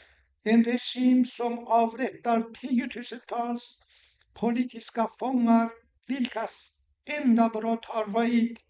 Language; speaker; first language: Swedish; non-native, fluent; Persian